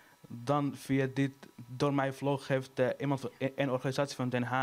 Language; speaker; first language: Dutch; non-native, learner; Arabic